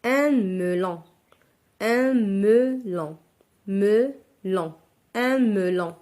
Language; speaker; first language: French; non-native, local second language; Arabic